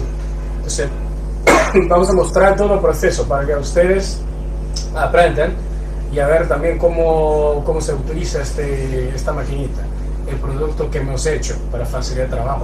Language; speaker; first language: Spanish; non-native, fluent; Chinese